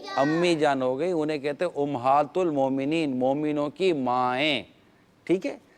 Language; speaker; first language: Urdu; native; Urdu